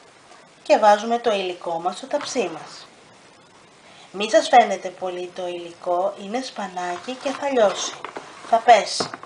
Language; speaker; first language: Greek; native; Greek